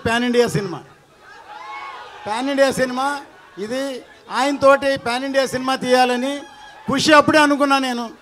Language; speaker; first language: Telugu; native; Telugu